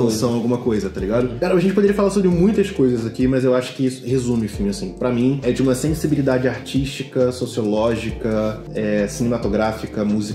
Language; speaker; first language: Portuguese; native; Portuguese